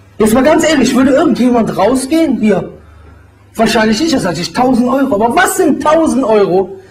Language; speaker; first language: German; early bilingual, other home language; Bosnian